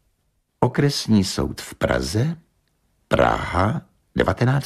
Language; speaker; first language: Czech; native; Czech